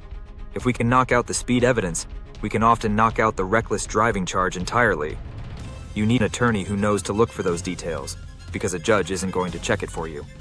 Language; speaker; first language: English; native; English